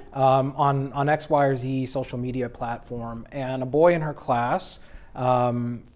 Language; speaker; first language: English; native; English